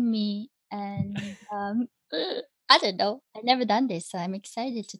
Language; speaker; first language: English; early bilingual, other home language; Japanese